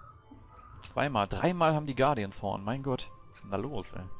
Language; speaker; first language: German; native; German